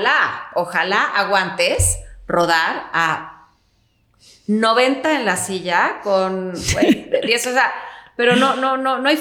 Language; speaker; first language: Spanish; native; Spanish